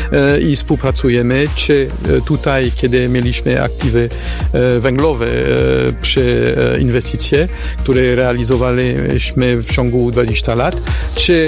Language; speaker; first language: Polish; non-native, fluent; French